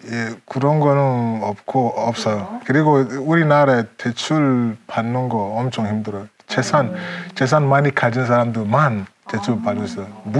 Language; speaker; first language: Korean; non-native, fluent; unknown